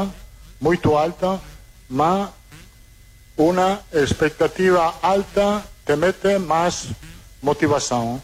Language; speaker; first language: Portuguese; non-native, fluent; Italian